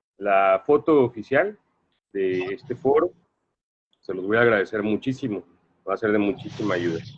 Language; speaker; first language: Spanish; native; Spanish